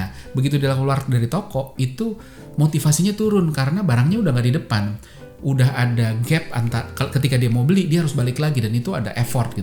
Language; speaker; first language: Indonesian; native; Indonesian